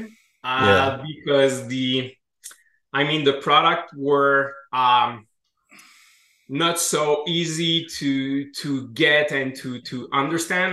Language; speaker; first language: English; non-native, fluent; French